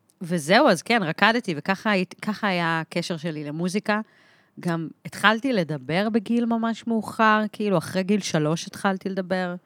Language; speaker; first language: Hebrew; early bilingual, other home language; English